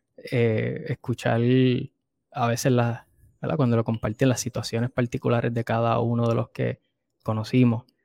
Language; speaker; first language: Spanish; native; Spanish